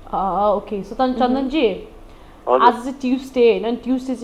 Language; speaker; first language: Nepali; native; Nepali